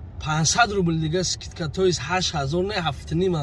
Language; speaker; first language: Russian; non-native, fluent; Tajik